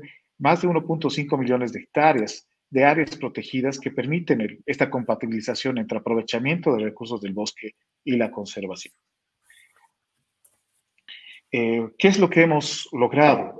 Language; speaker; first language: Spanish; native; Spanish